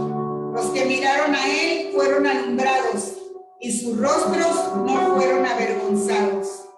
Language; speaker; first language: Spanish; native; Spanish